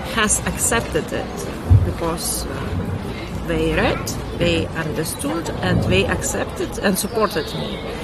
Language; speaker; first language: English; non-native, fluent; Lithuanian